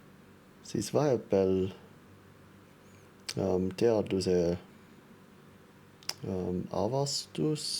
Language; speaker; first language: Estonian; non-native, learner; English